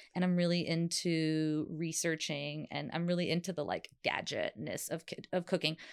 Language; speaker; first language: English; native; English